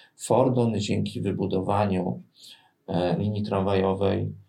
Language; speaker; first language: Polish; native; Polish